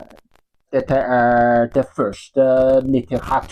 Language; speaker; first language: Norwegian; non-native, learner; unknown